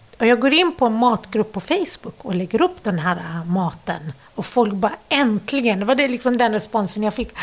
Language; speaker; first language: Swedish; early bilingual, other home language; Arabic